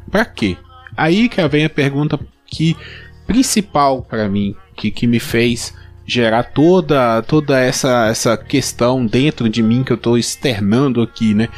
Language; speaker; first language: Portuguese; native; Portuguese